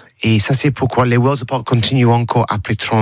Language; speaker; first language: French; non-native, learner; English